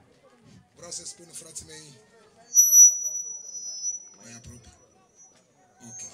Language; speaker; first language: Romanian; non-native, learner; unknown